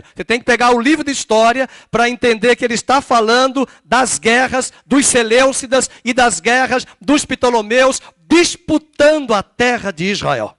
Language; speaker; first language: Portuguese; native; Portuguese